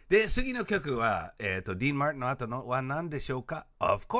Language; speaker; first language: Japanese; non-native, fluent; English